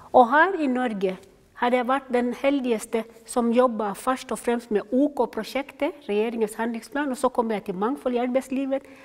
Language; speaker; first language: Norwegian; non-native, fluent; Somali